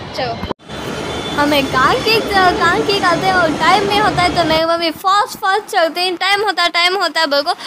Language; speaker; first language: Hindi; non-native, local second language; Urdu